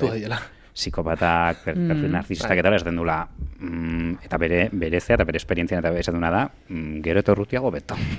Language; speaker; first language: Basque; native; Basque